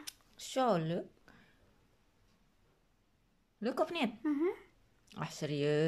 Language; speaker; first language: Dutch; non-native, learner; Indonesian